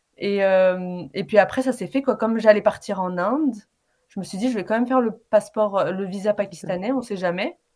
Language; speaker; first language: French; early bilingual, other home language; Arabic